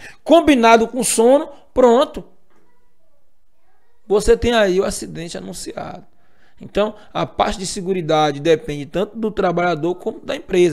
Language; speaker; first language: Portuguese; native; Portuguese